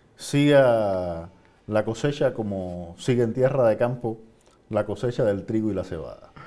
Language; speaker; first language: Spanish; native; Spanish